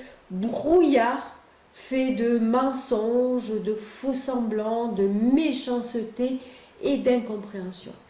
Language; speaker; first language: French; native; French